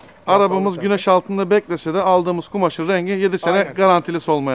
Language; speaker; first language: Turkish; native; Turkish